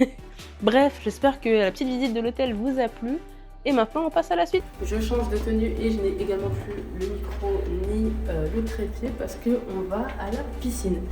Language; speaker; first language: French; native; French